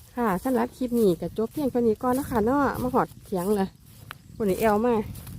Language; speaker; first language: Thai; native; Thai